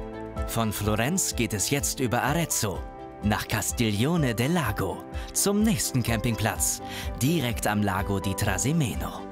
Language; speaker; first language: German; native; German